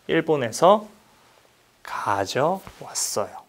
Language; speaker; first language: Korean; non-native, fluent; English